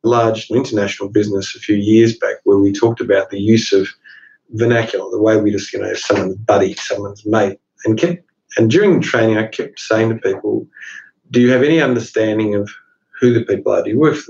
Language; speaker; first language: English; native; English